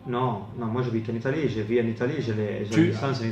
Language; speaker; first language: French; non-native, fluent; Italian